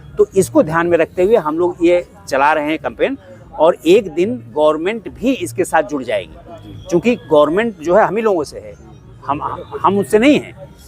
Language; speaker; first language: Hindi; native; Hindi